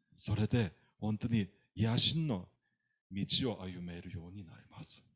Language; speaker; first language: Japanese; non-native, fluent; German